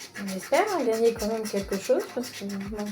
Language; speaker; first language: French; native; French